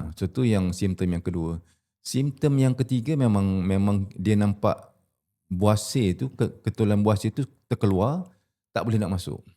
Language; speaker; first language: Malay; native; Malay